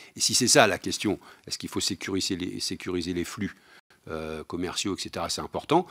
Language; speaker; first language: French; native; French